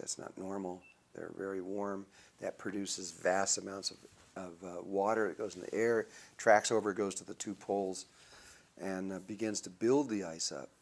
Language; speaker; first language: English; native; English